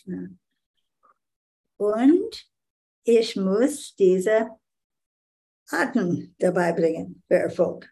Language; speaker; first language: German; non-native, learner; English